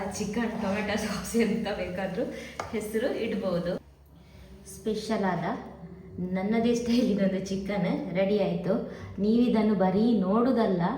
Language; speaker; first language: Kannada; native; Kannada